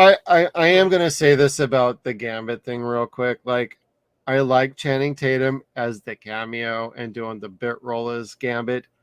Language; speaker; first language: English; native; English